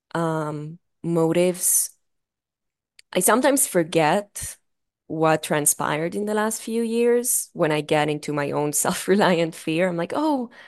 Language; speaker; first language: English; non-native, fluent; Hebrew